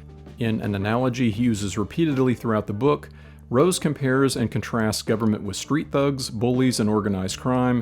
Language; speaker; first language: English; native; English